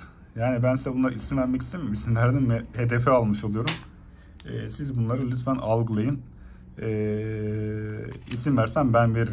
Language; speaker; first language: Turkish; native; Turkish